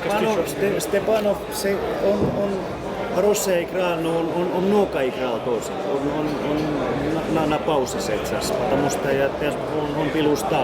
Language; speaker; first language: Russian; non-native, learner; Finnish